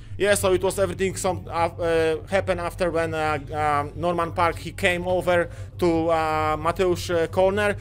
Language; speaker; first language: English; non-native, fluent; Polish